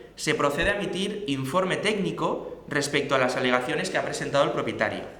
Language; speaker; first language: Spanish; non-native, local second language; Catalan